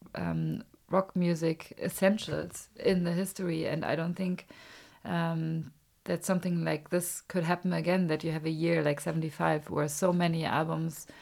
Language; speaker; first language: English; non-native, fluent; German